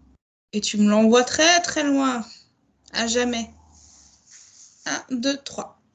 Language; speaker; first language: French; native; French